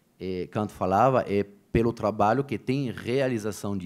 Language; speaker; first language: Portuguese; native; Portuguese